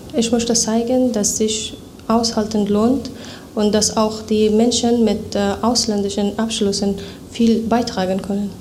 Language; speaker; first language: German; non-native, fluent; Persian